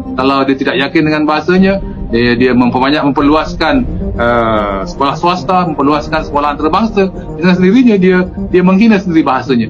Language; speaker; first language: Malay; native; Malay